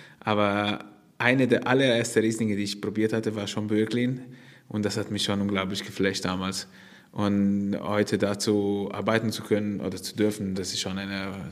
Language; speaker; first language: German; non-native, fluent; Italian